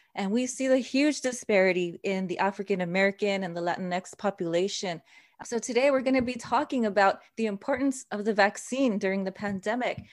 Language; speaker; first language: English; native; English